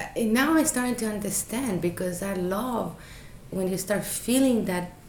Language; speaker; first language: English; non-native, fluent; Spanish